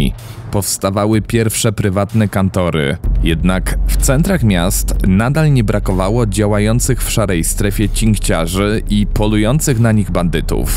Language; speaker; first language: Polish; native; Polish